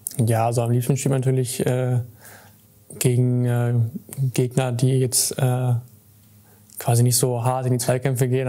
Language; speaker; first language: German; native; German